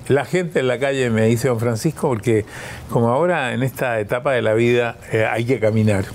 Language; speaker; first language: Spanish; early bilingual, other home language; German